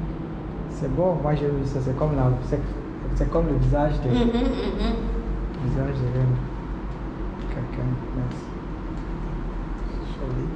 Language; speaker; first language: French; non-native, learner; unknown